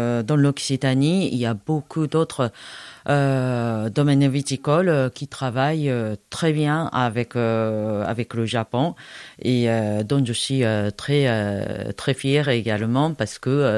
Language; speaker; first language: French; non-native, fluent; Japanese